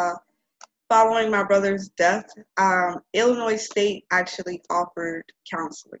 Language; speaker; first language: English; native; English